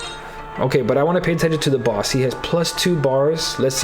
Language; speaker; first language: English; native; English